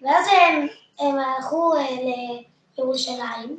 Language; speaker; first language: Hebrew; early bilingual, other home language; French